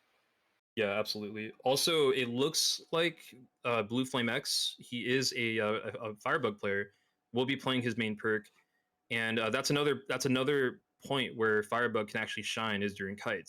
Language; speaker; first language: English; native; English